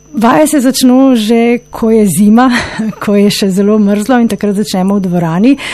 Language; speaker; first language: Slovenian; native; Slovenian